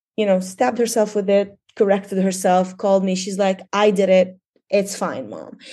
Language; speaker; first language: English; non-native, fluent; Arabic